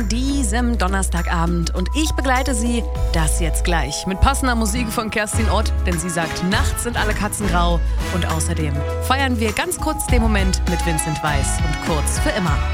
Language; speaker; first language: German; native; German